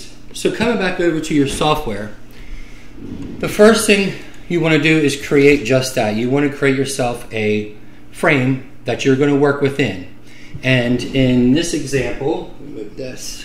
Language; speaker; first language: English; native; English